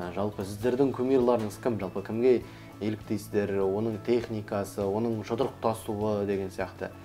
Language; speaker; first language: Kazakh; native; Kazakh